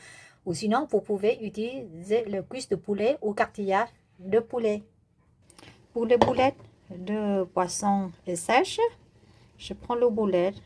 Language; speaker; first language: French; non-native, learner; Vietnamese